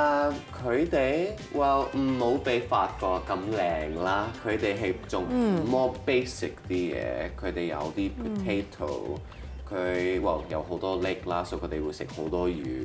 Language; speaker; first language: Cantonese; non-native, local second language; French